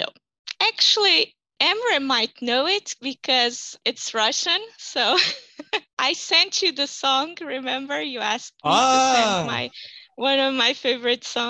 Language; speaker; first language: English; non-native, fluent; Portuguese